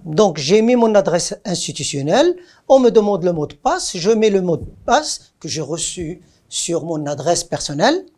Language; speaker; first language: French; non-native, local second language; Arabic